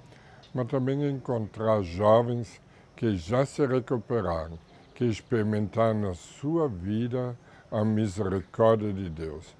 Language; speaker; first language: Portuguese; non-native, fluent; German